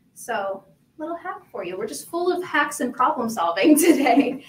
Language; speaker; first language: English; native; English